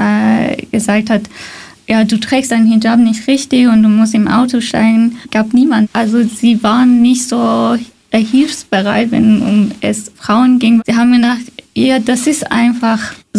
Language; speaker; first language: German; non-native, fluent; Persian